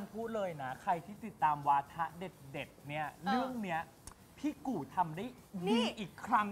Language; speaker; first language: Thai; native; Thai